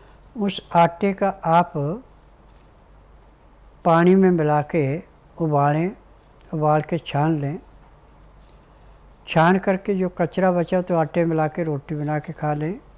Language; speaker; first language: Hindi; native; Hindi